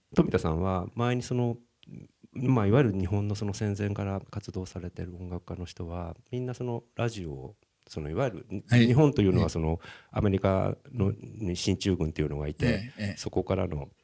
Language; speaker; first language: Japanese; native; Japanese